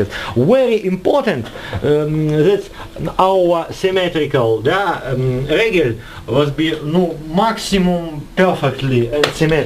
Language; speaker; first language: English; non-native, learner; Russian